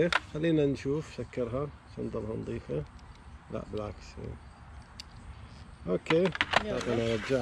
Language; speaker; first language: Arabic; native; Arabic